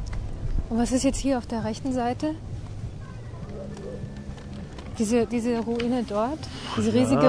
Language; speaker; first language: German; native; German